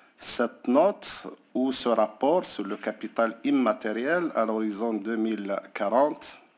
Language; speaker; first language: French; non-native, local second language; Arabic